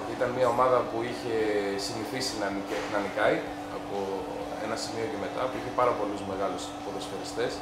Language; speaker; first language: Greek; native; Greek